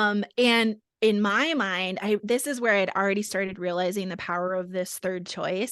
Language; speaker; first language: English; native; English